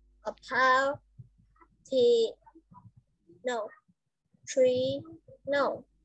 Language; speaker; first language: English; non-native, learner; Vietnamese